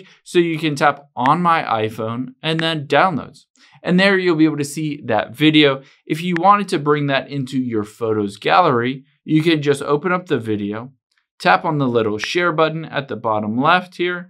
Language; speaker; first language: English; native; English